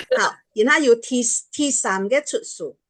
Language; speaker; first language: Chinese; early bilingual, heritage; Chinese